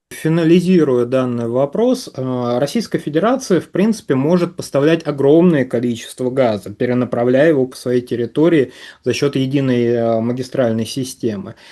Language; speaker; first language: Russian; native; Russian